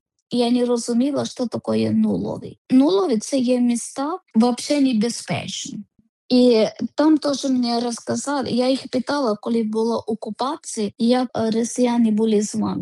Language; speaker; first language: Ukrainian; non-native, learner; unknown